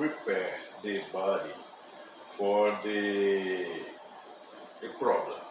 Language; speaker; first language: English; non-native, learner; Portuguese